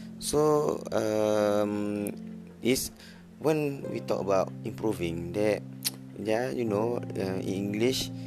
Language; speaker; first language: English; non-native, learner; Malay